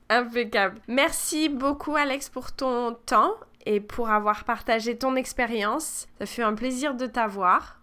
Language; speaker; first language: French; native; French